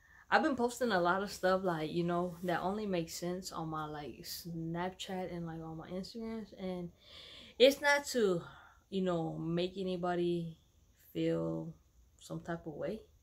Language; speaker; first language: English; early bilingual, other home language; Spanish